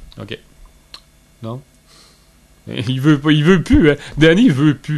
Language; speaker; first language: French; native; French